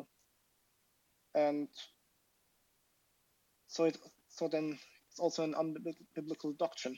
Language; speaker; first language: English; non-native, fluent; German